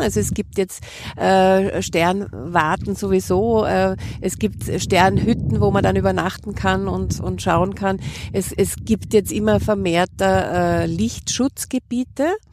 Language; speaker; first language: German; native; German